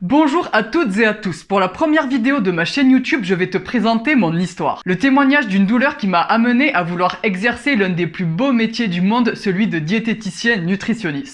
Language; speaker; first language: French; native; French